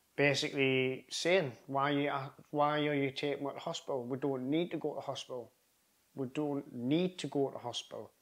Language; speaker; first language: English; native; English